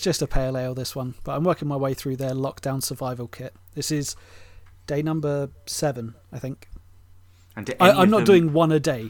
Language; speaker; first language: English; native; English